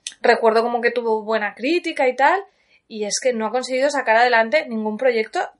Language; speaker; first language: Spanish; native; Spanish